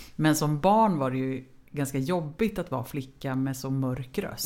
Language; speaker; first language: Swedish; native; Swedish